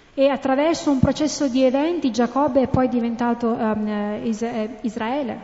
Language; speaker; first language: Italian; non-native, fluent; English